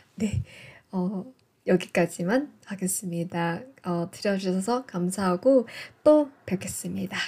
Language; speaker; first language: Korean; non-native, fluent; English